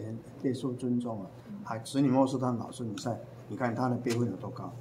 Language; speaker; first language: Chinese; native; Chinese